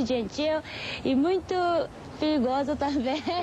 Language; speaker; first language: Portuguese; non-native, learner; Japanese